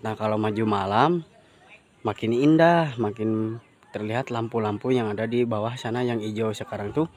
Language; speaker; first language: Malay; non-native, local second language; Sundanese